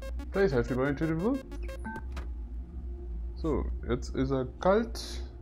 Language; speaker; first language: German; native; German